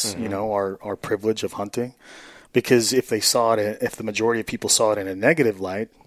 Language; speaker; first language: English; native; English